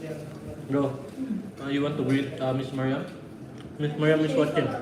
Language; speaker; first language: English; non-native, local second language; Filipino